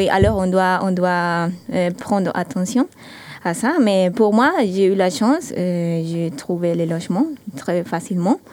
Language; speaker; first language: French; non-native, fluent; Spanish